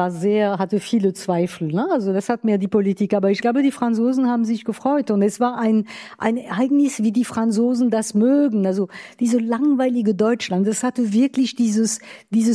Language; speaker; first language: German; non-native, fluent; French